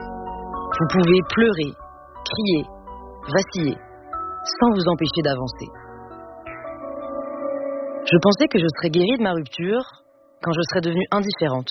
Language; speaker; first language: French; native; French